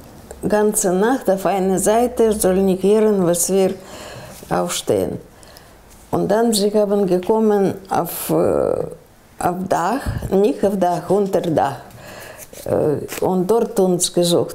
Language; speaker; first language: German; non-native, learner; Russian